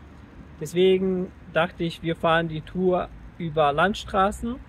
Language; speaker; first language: German; native; German